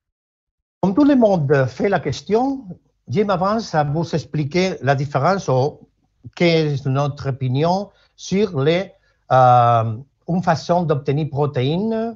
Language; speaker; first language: French; non-native, learner; Spanish